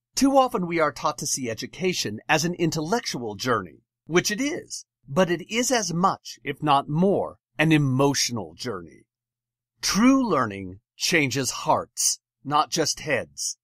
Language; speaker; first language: English; native; English